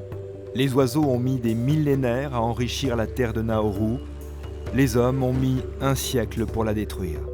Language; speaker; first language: French; native; French